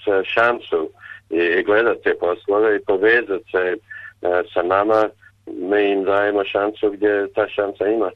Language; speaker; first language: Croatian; early bilingual, heritage; Croatian